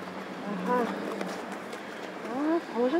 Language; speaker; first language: Russian; non-native, learner; French